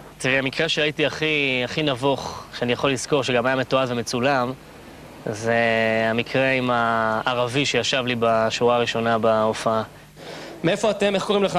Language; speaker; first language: Hebrew; native; Hebrew